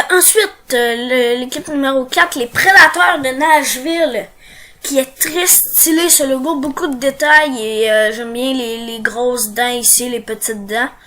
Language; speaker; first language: French; native; French